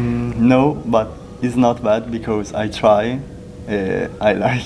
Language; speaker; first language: English; non-native, learner; Italian